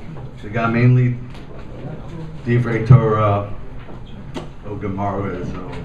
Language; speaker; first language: Hebrew; non-native, fluent; English